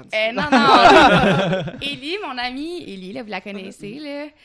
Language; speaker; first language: French; native; French